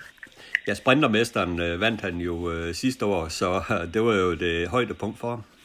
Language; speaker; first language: Danish; native; Danish